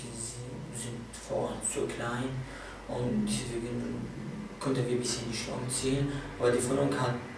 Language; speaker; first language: German; non-native, learner; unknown